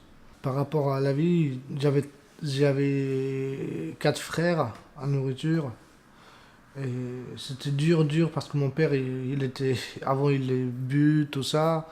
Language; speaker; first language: French; non-native, learner; Romanian